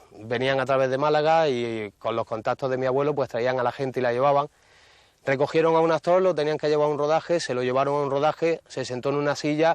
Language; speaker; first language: Spanish; native; Spanish